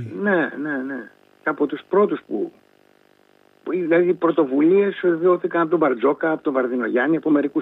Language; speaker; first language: Greek; native; Greek